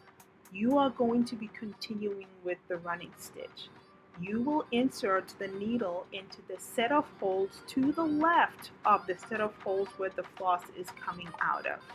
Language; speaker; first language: English; native; English